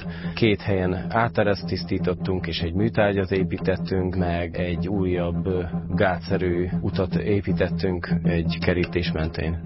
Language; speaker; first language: Hungarian; native; Hungarian